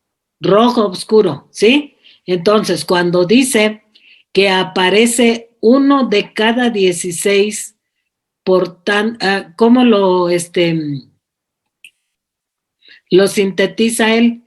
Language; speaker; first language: Spanish; native; Spanish